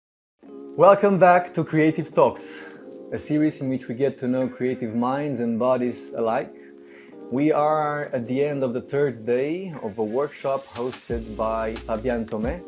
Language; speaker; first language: English; non-native, fluent; Romanian